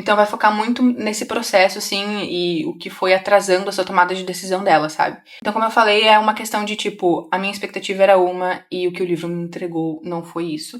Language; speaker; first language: Portuguese; native; Portuguese